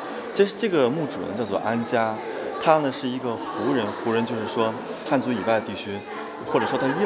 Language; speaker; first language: Chinese; native; Chinese